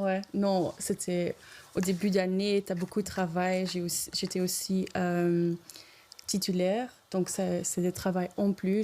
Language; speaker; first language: French; non-native, local second language; Dutch